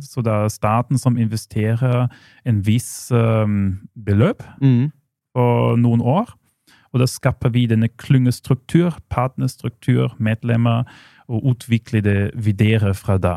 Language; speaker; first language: Norwegian; non-native, fluent; German